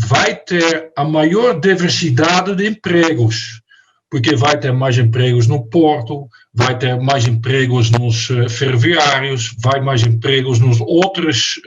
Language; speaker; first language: Portuguese; non-native, fluent; Dutch